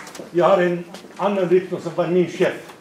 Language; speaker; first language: Swedish; non-native, fluent; Arabic